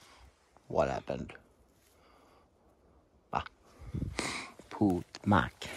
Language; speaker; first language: English; non-native, learner; Swedish